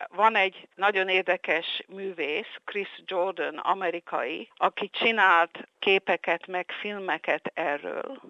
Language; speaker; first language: Hungarian; early bilingual, heritage; Hungarian